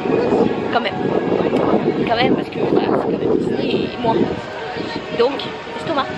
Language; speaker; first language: French; native; French